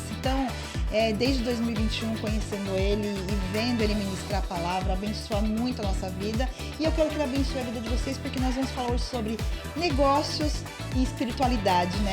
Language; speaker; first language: Portuguese; native; Portuguese